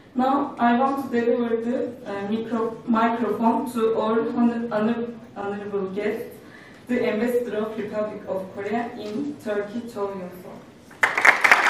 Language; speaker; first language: English; non-native, fluent; Turkish